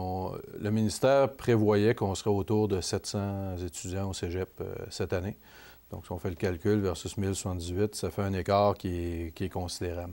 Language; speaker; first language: French; native; French